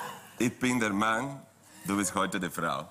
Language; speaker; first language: German; non-native, fluent; Spanish